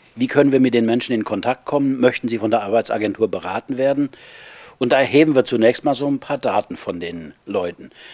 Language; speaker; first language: German; native; German